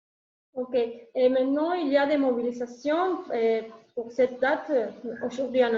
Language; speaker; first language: French; non-native, learner; Spanish